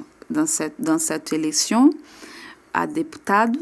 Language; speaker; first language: French; non-native, learner; Portuguese